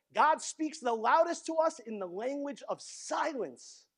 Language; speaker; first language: English; native; English